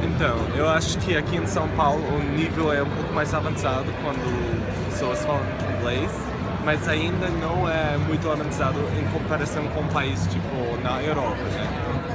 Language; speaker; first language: Portuguese; non-native, fluent; English